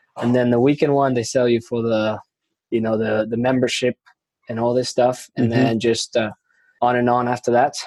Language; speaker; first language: English; non-native, fluent; Spanish